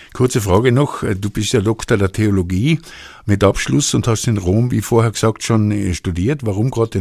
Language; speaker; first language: German; native; German